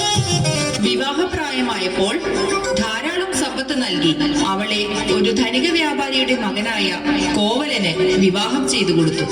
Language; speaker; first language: Malayalam; native; Malayalam